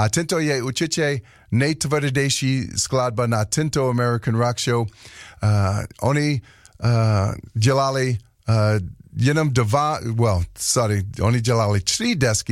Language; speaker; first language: Czech; non-native, learner; English